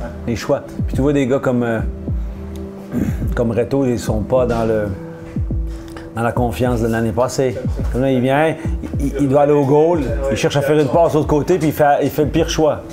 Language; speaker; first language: French; native; French